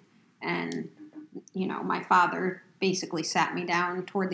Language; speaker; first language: English; native; English